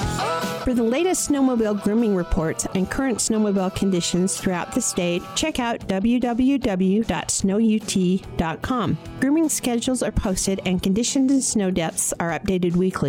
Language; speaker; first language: English; native; English